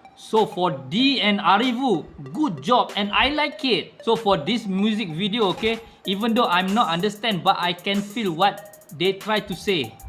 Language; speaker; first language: English; non-native, local second language; Malay